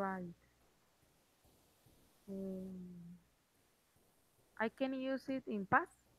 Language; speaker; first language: English; non-native, learner; Spanish